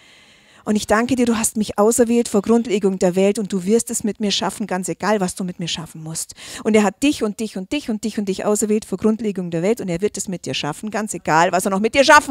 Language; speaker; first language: German; native; German